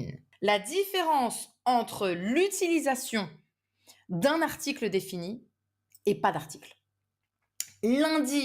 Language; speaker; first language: French; non-native, fluent; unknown